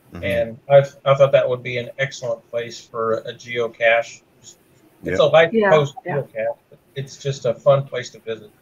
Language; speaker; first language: English; native; English